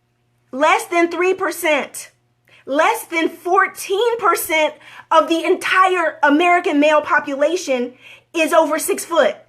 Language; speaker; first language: English; native; English